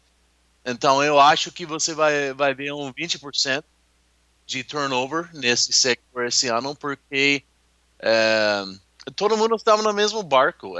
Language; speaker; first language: Portuguese; non-native, learner; English